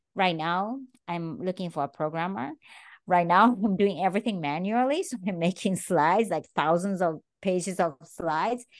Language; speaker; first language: English; non-native, fluent; Japanese